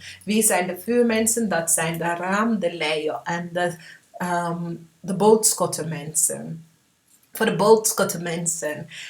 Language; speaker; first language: Dutch; non-native, fluent; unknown